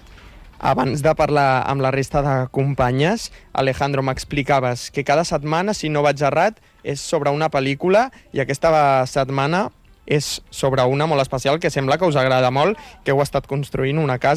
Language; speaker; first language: Catalan; native; Catalan